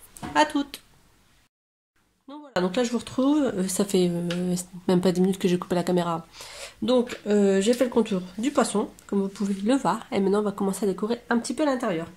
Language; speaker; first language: French; native; French